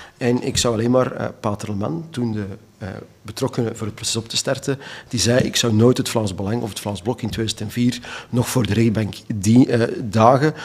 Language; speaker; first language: Dutch; native; Dutch